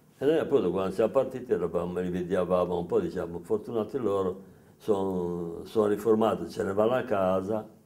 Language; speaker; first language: Italian; native; Italian